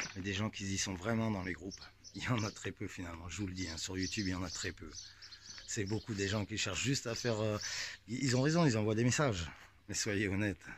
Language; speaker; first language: French; native; French